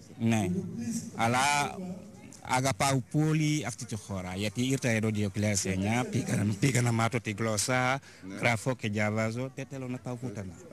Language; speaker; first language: Greek; non-native, learner; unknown